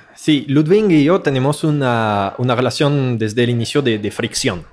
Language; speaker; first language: Spanish; non-native, fluent; French